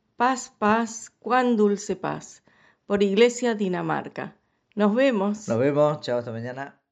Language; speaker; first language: Spanish; non-native, fluent; English